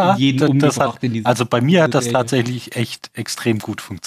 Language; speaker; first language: German; native; German